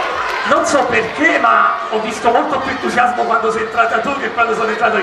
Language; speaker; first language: Italian; native; Italian